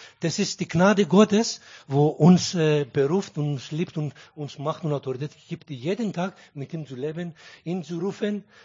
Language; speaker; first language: German; early bilingual, other home language; Greek